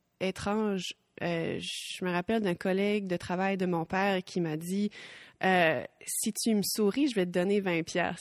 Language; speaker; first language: French; native; French